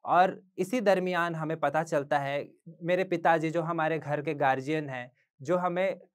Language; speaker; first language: Hindi; native; Hindi